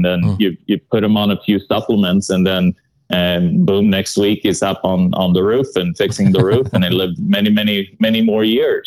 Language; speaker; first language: English; non-native, fluent; Swedish